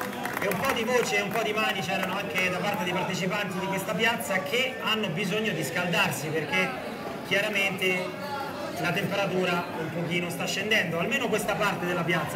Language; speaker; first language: Italian; native; Italian